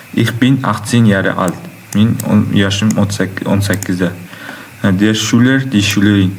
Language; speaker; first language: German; non-native, learner; Uzbek